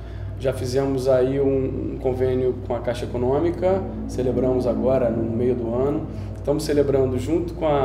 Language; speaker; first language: Portuguese; native; Portuguese